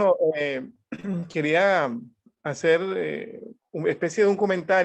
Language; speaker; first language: Spanish; native; Spanish